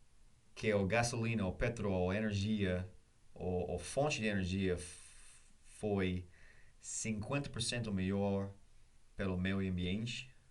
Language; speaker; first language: Portuguese; non-native, learner; English